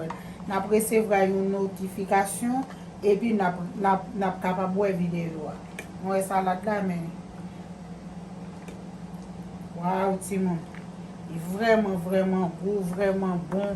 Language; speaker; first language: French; non-native, local second language; Haitian Creole